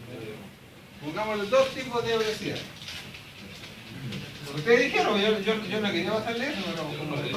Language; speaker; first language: Spanish; native; Spanish